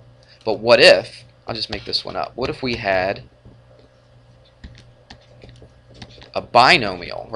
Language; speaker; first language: English; native; English